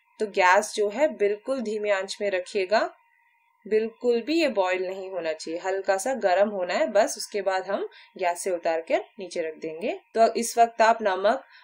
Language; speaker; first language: Hindi; non-native, local second language; Malayalam